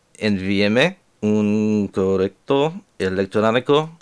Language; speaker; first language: Spanish; non-native, learner; English